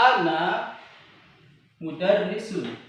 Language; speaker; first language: Arabic; non-native, fluent; Indonesian